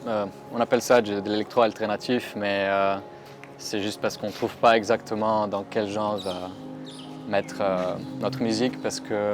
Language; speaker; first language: French; non-native, local second language; Arabic